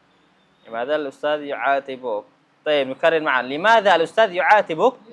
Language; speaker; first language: Arabic; non-native, fluent; Indonesian